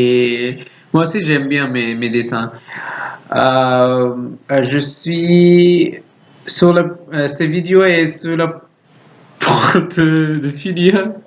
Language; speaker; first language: French; non-native, learner; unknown